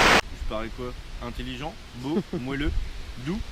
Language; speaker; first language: French; native; French